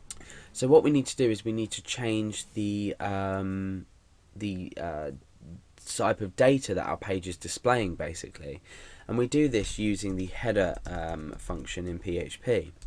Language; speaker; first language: English; native; English